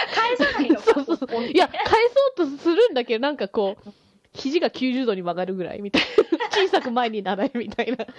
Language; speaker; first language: Japanese; early bilingual, heritage; Japanese